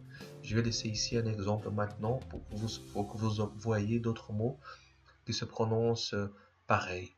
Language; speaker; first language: French; non-native, fluent; Portuguese